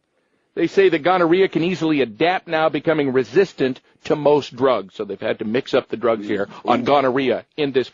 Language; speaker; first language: English; native; English